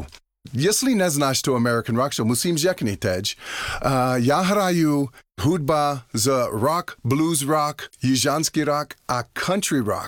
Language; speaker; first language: Czech; non-native, learner; English